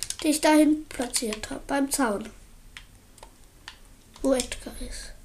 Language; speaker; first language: German; native; German